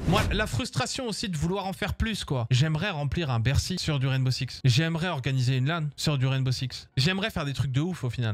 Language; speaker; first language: French; native; French